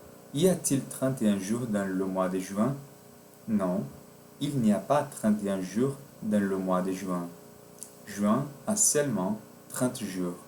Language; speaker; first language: French; non-native, fluent; Portuguese